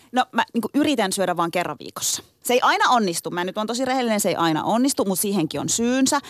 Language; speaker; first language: Finnish; early bilingual, other home language; Turkish